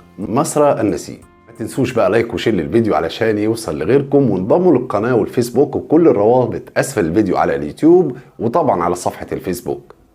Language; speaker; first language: Arabic; native; Arabic